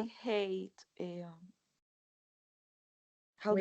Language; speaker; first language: English; non-native, learner; Spanish